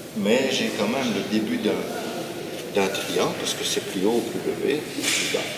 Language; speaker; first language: French; native; French